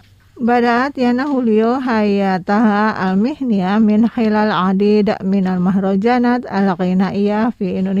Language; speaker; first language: Arabic; non-native, fluent; Indonesian